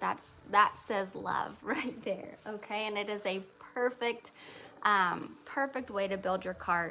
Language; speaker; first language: English; native; English